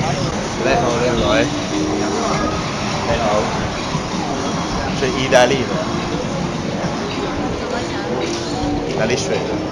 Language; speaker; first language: Chinese; non-native, learner; Italian